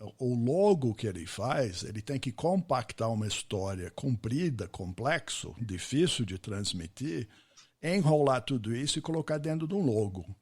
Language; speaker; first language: Portuguese; non-native, fluent; English